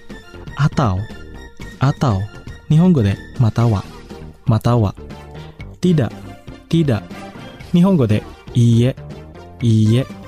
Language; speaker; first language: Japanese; non-native, fluent; Indonesian